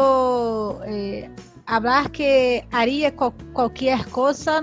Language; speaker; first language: Spanish; non-native, learner; Portuguese